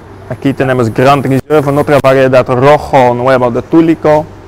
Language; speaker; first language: Spanish; non-native, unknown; Dutch